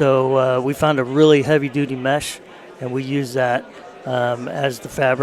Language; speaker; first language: English; native; English